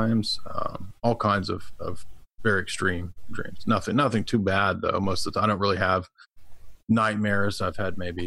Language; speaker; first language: English; native; English